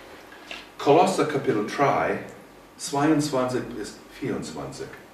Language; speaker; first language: German; non-native, fluent; English